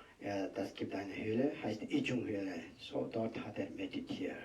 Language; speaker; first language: German; non-native, learner; Tibetan